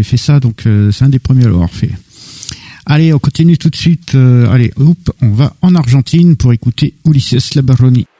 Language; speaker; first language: French; native; French